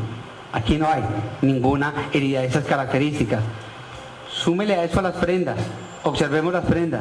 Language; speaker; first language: Spanish; native; Spanish